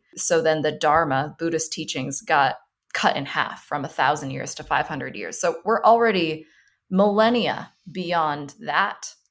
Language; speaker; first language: English; early bilingual, other home language; Chinese